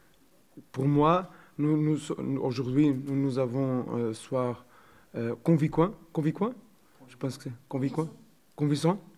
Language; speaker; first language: French; non-native, learner; Portuguese